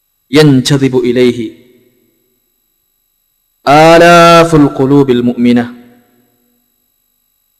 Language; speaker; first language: Arabic; non-native, fluent; Malayalam